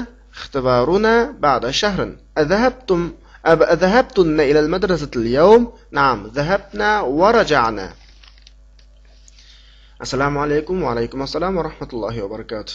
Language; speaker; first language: Arabic; non-native, fluent; Uyghur